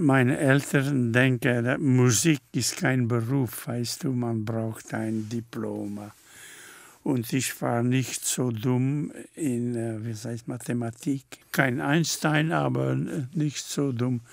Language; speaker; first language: German; non-native, fluent; French